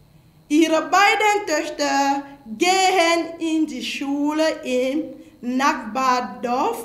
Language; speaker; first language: German; non-native, fluent; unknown